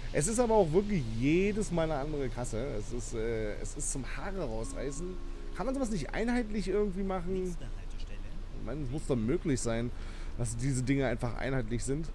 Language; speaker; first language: German; native; German